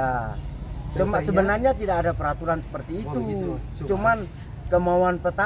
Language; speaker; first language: Indonesian; non-native, local second language; Javanese